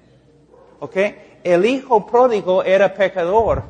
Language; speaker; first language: Spanish; non-native, fluent; English